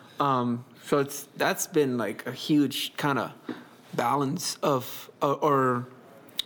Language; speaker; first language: English; early bilingual, other home language; Spanish